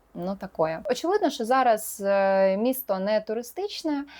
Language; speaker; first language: Ukrainian; non-native, local second language; Russian